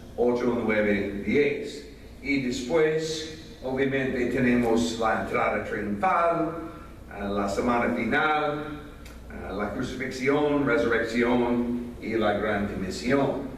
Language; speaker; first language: Spanish; non-native, fluent; English